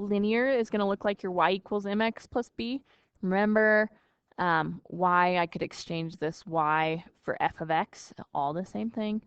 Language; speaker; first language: English; native; English